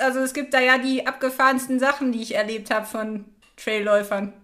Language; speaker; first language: German; native; German